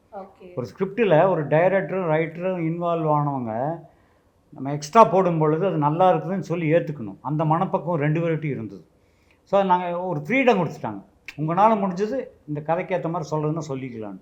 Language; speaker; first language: Tamil; native; Tamil